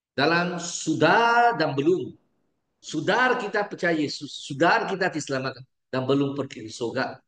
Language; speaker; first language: Malay; non-native, local second language; Chinese